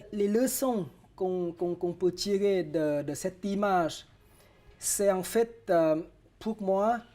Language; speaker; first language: French; non-native, fluent; Vietnamese